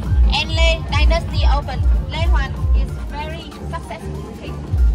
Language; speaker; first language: English; non-native, fluent; Vietnamese